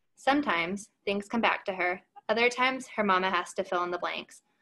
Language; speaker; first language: English; native; English